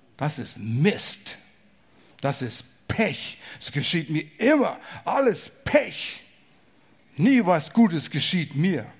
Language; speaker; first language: German; non-native, fluent; English